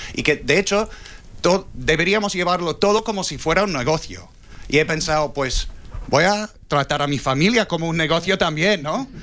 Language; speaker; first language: Spanish; non-native, fluent; English